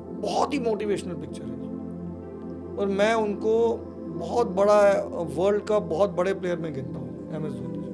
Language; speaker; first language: Hindi; native; Hindi